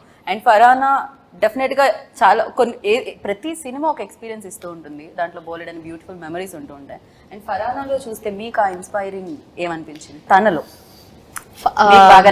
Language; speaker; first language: Telugu; native; Telugu